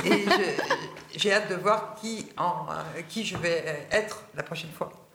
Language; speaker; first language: French; native; French